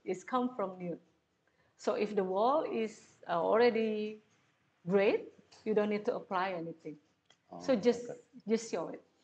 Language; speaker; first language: English; non-native, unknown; Indonesian